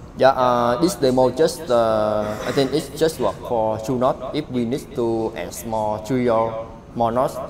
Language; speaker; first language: English; non-native, learner; Vietnamese